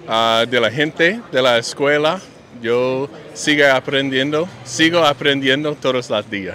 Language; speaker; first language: Spanish; non-native, learner; English